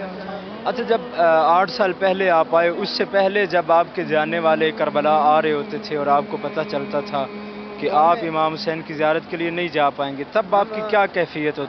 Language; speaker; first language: Urdu; native; Urdu